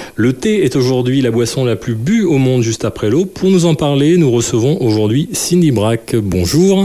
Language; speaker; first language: French; native; French